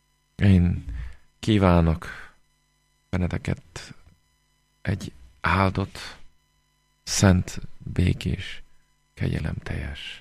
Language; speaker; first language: Hungarian; non-native, fluent; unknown